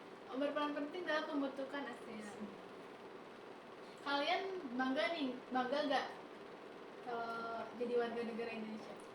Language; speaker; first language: Indonesian; native; Indonesian